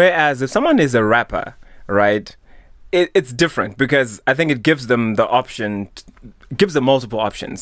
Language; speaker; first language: English; non-native, local second language; Shona